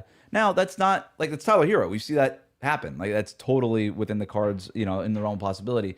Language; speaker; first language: English; native; English